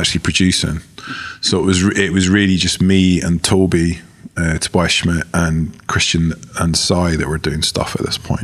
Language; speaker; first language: English; native; English